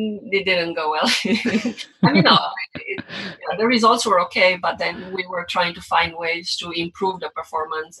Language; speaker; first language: English; non-native, fluent; Romanian